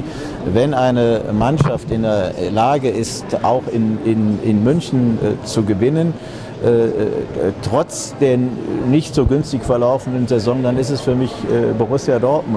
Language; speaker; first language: German; native; German